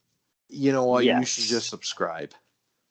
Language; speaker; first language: English; native; English